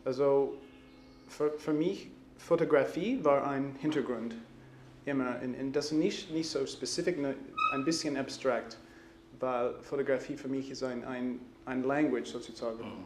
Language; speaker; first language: German; non-native, learner; English